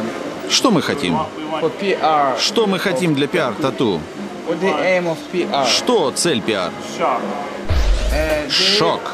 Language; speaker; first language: Russian; non-native, learner; English